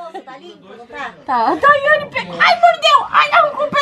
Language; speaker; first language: Portuguese; native; Portuguese